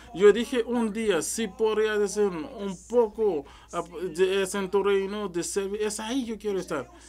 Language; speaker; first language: Spanish; non-native, learner; French